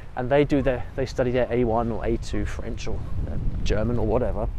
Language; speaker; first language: English; native; English